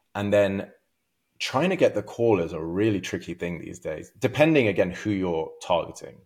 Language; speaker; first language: English; native; English